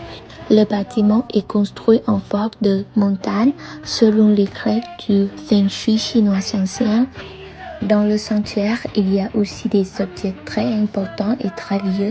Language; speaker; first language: French; non-native, learner; Thai